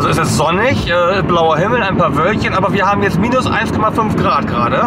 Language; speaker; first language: German; native; German